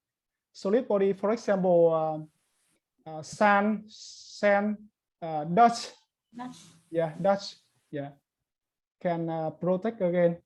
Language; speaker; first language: English; non-native, learner; Vietnamese